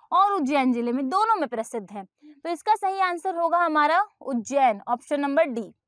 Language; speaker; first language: Hindi; native; Hindi